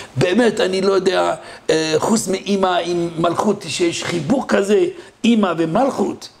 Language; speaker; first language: Hebrew; non-native, fluent; French